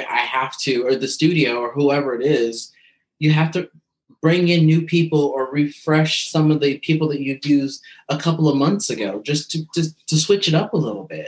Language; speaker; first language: English; native; English